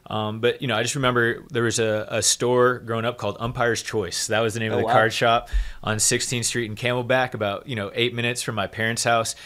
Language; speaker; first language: English; native; English